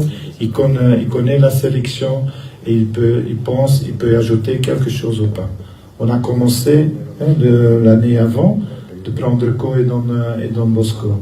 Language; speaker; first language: French; non-native, local second language; Dutch